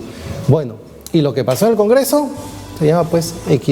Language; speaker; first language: Spanish; native; Spanish